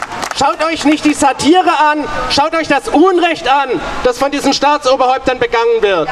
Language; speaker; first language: German; native; German